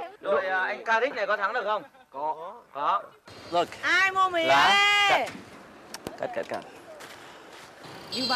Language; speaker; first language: Vietnamese; native; Vietnamese